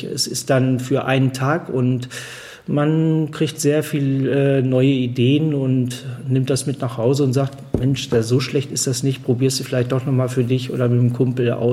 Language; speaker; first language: German; native; German